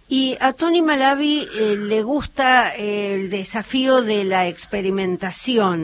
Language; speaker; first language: Spanish; native; Spanish